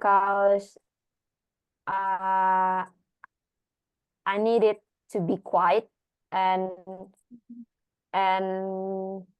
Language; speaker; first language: English; non-native, learner; Indonesian